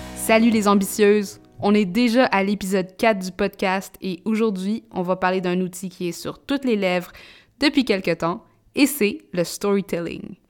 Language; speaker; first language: French; native; French